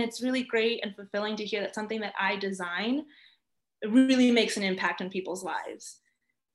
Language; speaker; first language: English; early bilingual, other home language; Spanish